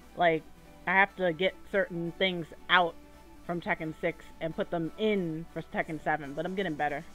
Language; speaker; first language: English; native; English